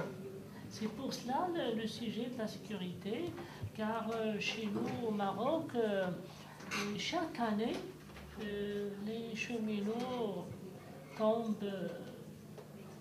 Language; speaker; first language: French; non-native, local second language; Arabic